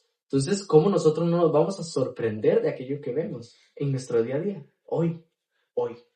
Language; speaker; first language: Spanish; native; Spanish